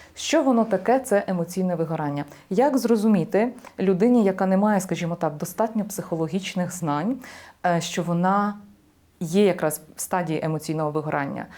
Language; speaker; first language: Ukrainian; native; Ukrainian